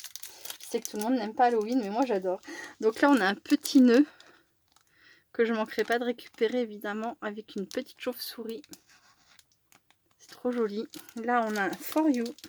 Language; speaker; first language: French; native; French